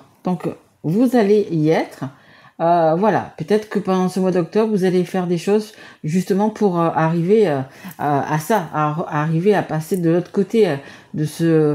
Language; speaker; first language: French; native; French